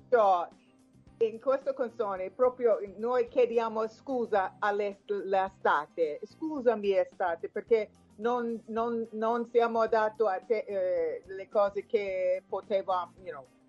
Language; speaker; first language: Italian; non-native, fluent; English